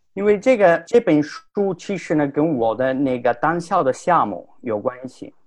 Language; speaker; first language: Chinese; non-native, fluent; Italian